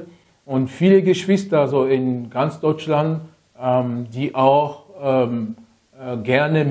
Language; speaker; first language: German; non-native, fluent; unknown